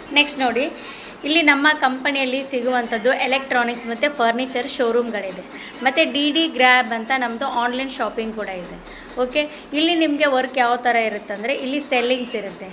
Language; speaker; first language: Kannada; native; Kannada